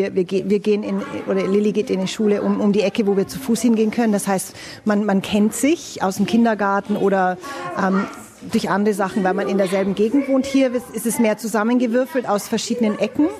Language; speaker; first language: German; native; German